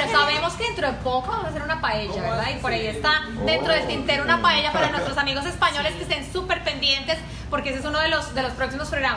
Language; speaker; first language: Spanish; native; Spanish